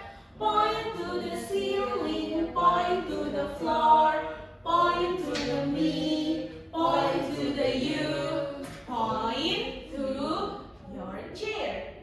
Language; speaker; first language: English; non-native, learner; Indonesian